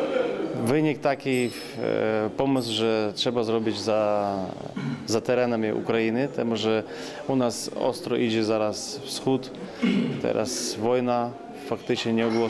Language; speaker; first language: Polish; non-native, learner; Ukrainian